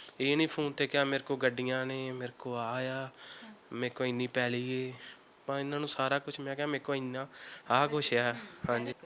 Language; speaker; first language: Punjabi; native; Punjabi